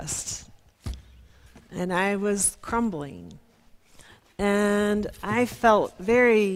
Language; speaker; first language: English; native; English